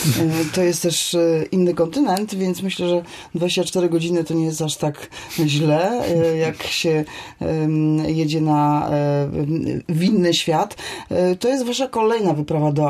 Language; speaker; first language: Polish; native; Polish